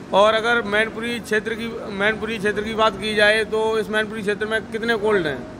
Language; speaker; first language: Hindi; native; Hindi